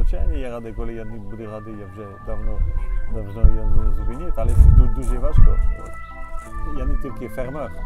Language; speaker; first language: Ukrainian; non-native, learner; French